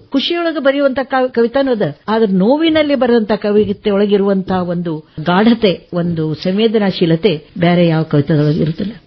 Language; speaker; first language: Kannada; native; Kannada